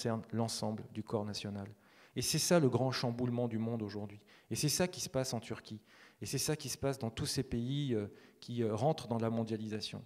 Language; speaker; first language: French; native; French